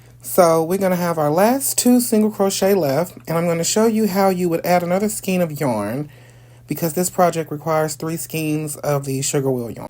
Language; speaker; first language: English; native; English